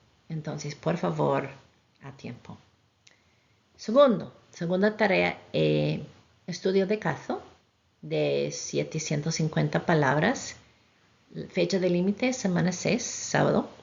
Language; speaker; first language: Spanish; non-native, fluent; English